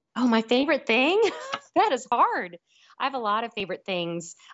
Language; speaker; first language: English; native; English